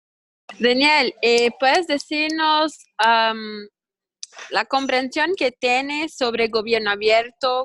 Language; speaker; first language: Spanish; non-native, learner; Portuguese